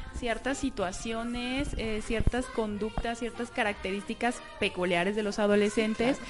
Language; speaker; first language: Spanish; native; Spanish